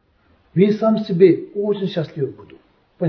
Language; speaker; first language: Russian; non-native, learner; Tibetan